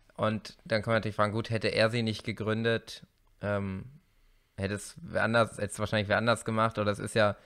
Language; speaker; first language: German; native; German